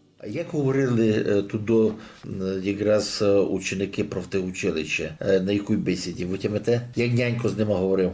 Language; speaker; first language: Ukrainian; native; Ukrainian